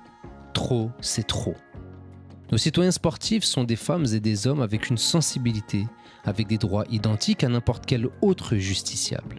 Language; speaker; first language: French; native; French